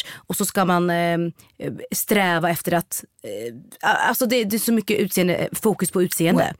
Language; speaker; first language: Swedish; native; Swedish